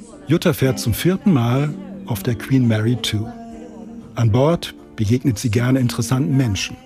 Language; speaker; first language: German; native; German